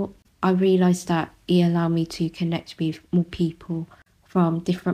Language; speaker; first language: English; non-native, local second language; Vietnamese